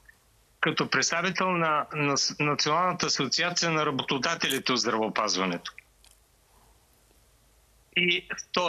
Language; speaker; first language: Bulgarian; native; Bulgarian